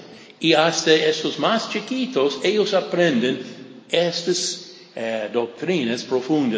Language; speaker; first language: Spanish; non-native, fluent; English